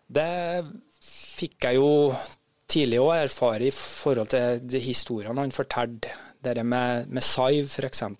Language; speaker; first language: Norwegian; native; Norwegian